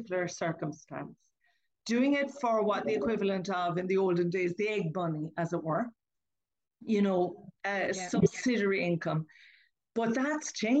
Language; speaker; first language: English; native; English